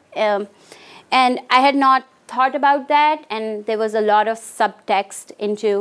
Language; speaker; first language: English; non-native, local second language; Hindi